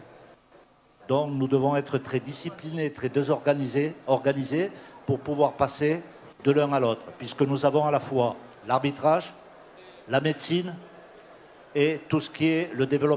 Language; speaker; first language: French; native; French